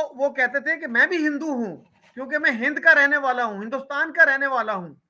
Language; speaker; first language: Urdu; non-native, local second language; Punjabi